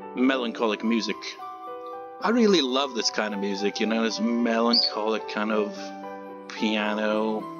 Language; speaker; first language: English; native; English